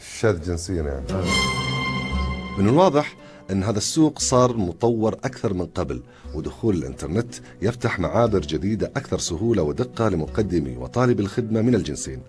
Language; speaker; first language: Arabic; native; Arabic